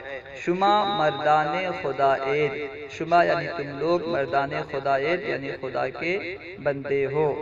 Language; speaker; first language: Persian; non-native, fluent; Urdu